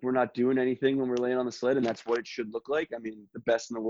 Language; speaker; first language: English; native; English